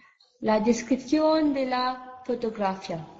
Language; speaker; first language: Spanish; non-native, learner; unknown